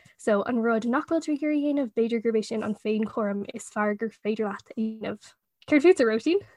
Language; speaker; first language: Irish; non-native, local second language; English